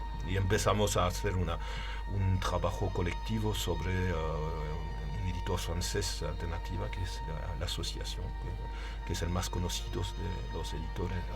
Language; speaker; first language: Spanish; non-native, learner; French